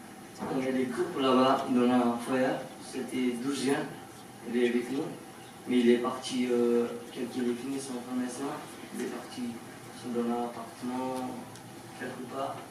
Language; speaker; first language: French; non-native, learner; Hindi